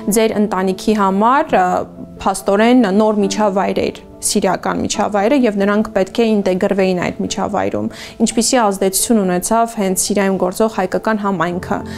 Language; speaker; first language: Armenian; native; Armenian